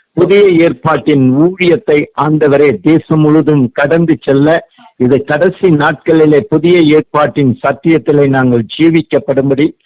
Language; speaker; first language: Tamil; native; Tamil